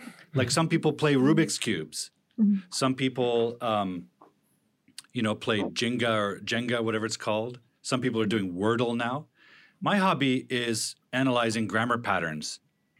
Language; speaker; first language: English; native; English